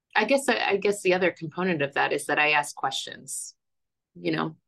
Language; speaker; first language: English; early bilingual, other home language; Spanish